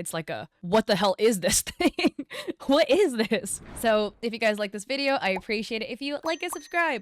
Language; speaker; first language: English; native; English